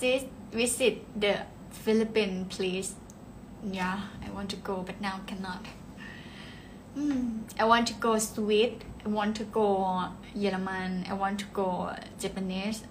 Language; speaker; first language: English; non-native, learner; Thai